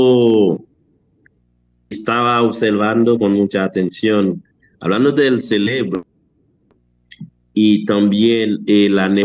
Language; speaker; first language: Spanish; non-native, learner; French